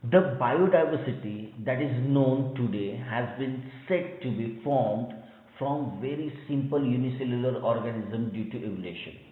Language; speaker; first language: English; non-native, local second language; Marathi